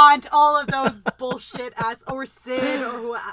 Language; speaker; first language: English; native; English